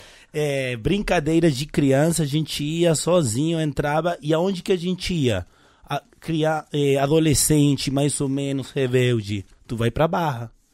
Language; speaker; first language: Portuguese; non-native, fluent; Spanish